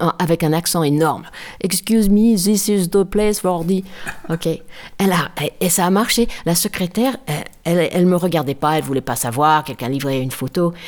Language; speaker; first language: French; non-native, fluent; English